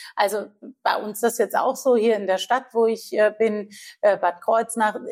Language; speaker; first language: German; native; German